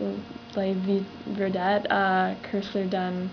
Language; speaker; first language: French; non-native, learner; English